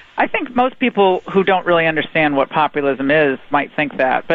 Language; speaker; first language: English; native; English